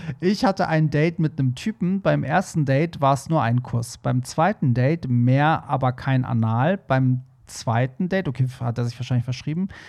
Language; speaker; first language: German; native; German